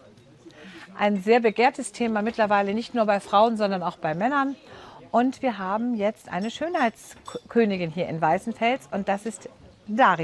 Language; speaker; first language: German; native; German